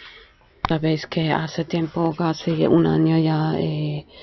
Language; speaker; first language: Spanish; non-native, fluent; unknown